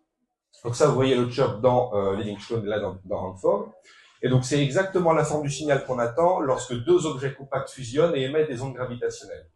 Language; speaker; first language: French; native; French